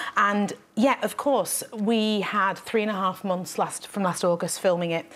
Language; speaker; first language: English; native; English